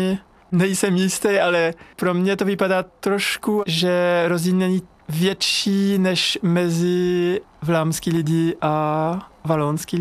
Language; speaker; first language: Czech; non-native, fluent; French